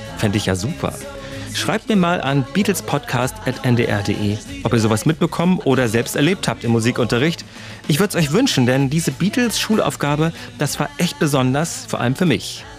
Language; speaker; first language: German; native; German